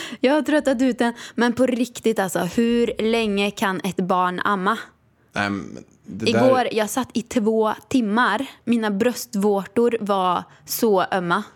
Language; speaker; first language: Swedish; native; Swedish